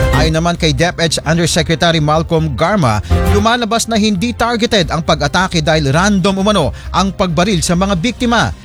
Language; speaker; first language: Filipino; native; Filipino